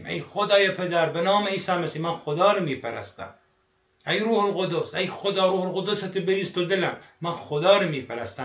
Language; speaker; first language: Persian; non-native, fluent; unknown